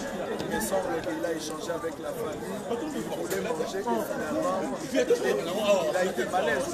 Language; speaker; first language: French; non-native, local second language; Lingala